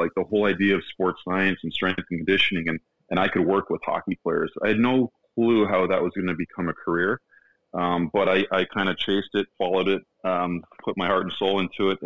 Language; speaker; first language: English; native; English